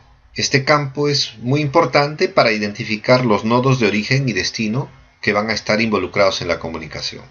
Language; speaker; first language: Spanish; native; Spanish